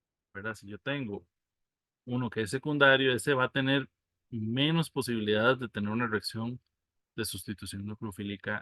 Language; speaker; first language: Spanish; native; Spanish